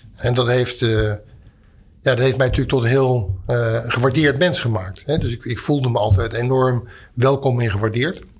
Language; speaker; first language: Dutch; native; Dutch